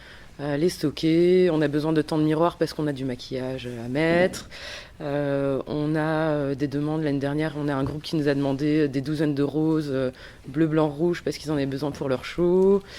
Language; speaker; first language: French; native; French